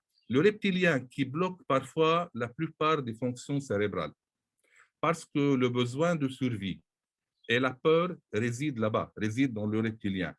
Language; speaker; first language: French; non-native, local second language; Arabic